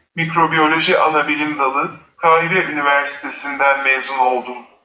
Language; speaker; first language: Turkish; non-native, fluent; Arabic